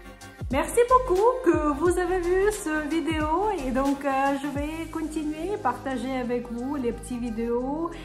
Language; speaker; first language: French; non-native, fluent; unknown